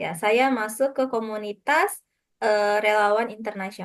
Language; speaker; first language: Indonesian; non-native, fluent; Japanese